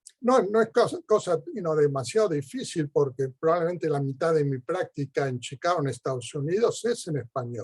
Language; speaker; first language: Spanish; early bilingual, heritage; Spanish